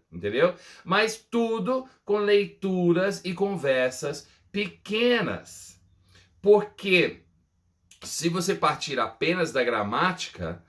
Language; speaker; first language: Portuguese; non-native, fluent; English